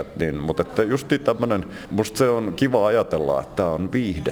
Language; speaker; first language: Finnish; native; Finnish